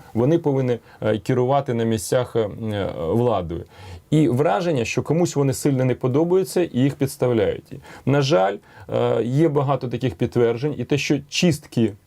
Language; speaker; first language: Ukrainian; native; Ukrainian